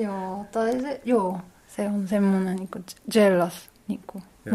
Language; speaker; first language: Finnish; non-native, learner; Korean